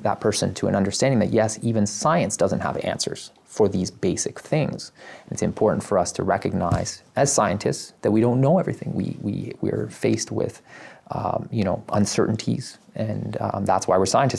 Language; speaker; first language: English; native; English